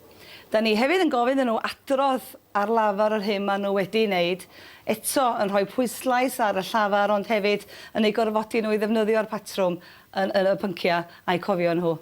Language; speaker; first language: Welsh; native; Welsh